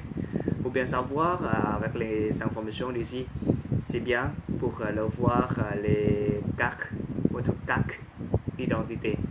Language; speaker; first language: French; non-native, learner; Thai